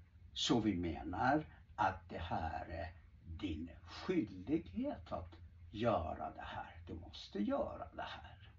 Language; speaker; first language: Swedish; non-native, fluent; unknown